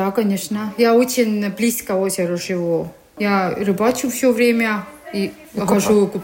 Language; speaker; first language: Russian; non-native, learner; Estonian